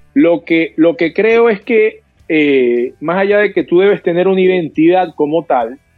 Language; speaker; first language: Spanish; native; Spanish